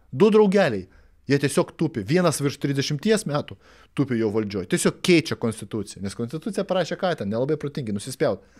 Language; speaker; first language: Lithuanian; non-native, local second language; Russian